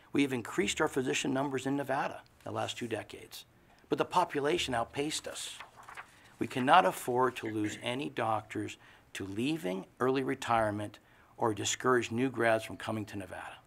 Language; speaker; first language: English; native; English